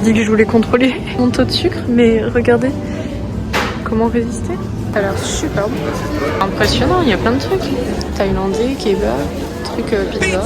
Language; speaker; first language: French; native; French